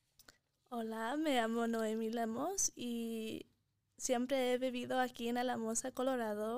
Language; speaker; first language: Spanish; early bilingual, heritage; Spanish